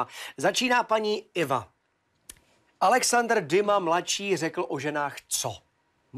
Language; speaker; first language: Czech; native; Czech